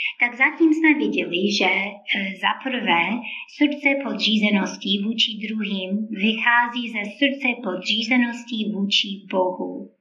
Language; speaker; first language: Czech; non-native, fluent; English